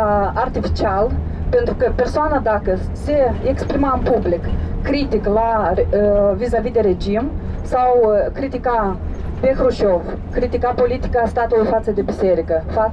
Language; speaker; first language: Romanian; native; Romanian